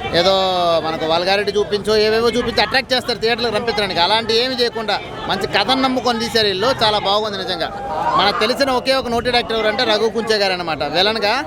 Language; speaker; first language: Telugu; native; Telugu